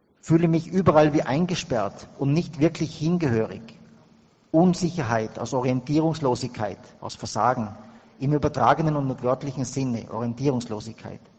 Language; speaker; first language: German; native; German